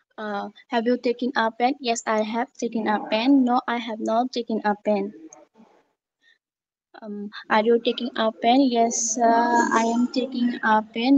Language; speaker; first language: English; non-native, learner; Bangla